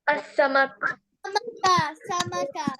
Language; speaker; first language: Arabic; non-native, learner; Urdu